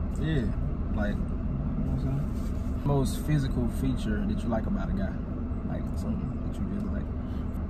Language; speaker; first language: English; native; English